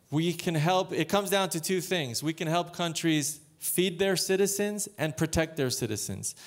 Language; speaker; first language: English; native; English